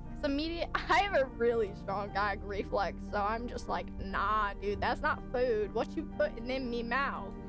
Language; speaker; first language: English; native; English